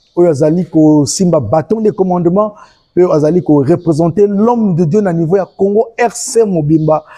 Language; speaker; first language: Lingala; native; Lingala